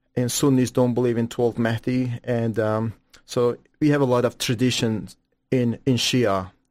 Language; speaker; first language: English; non-native, fluent; Persian